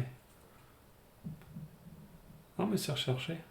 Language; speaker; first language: French; native; French